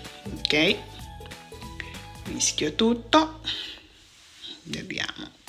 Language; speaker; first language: Italian; non-native, fluent; Wolof